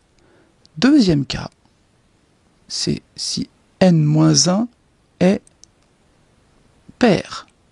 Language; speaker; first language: French; native; French